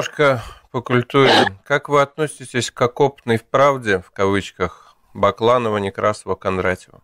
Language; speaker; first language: Russian; native; Russian